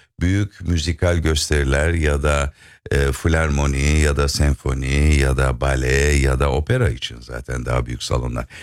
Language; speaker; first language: Turkish; native; Turkish